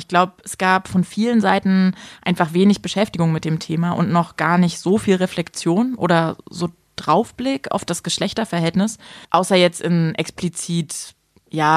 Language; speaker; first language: German; native; German